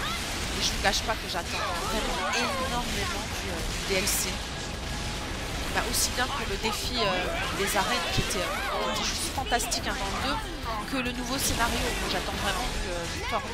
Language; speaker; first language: French; native; French